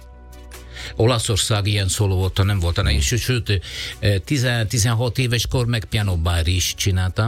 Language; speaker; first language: Hungarian; non-native, learner; Italian